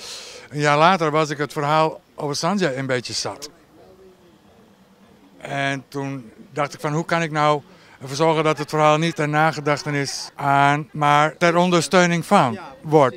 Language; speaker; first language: Dutch; native; Dutch